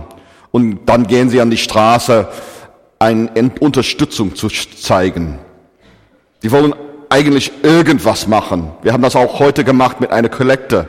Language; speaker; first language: German; non-native, fluent; English